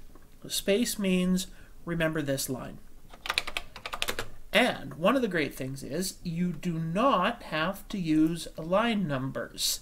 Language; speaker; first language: English; native; English